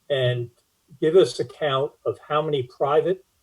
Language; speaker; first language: English; native; English